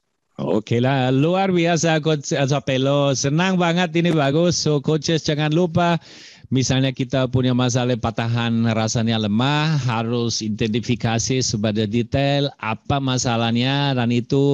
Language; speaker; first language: Indonesian; non-native, fluent; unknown